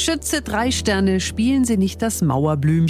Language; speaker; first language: German; native; German